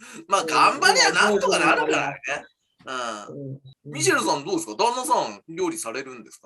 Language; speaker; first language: Japanese; native; Japanese